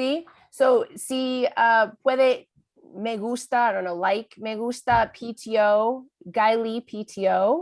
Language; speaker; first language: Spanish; non-native, learner; English